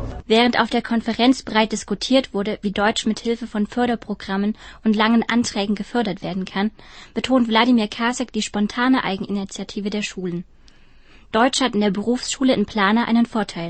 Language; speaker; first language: German; native; German